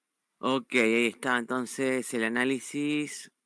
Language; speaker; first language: Spanish; native; Spanish